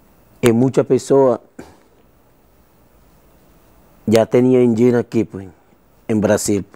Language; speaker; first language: Portuguese; non-native, learner; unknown